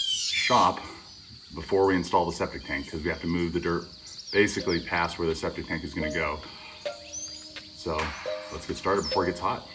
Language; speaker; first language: English; native; English